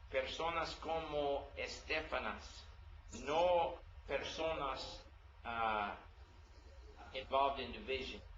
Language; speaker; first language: Spanish; non-native, learner; English